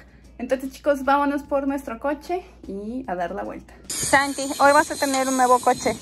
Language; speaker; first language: Spanish; native; Spanish